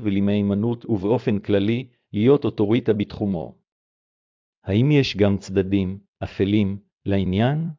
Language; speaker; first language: Hebrew; native; Hebrew